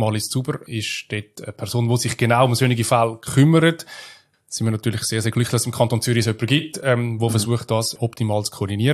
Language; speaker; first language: German; native; German